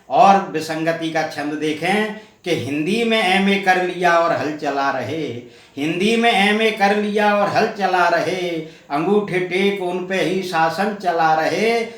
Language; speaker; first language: Hindi; native; Hindi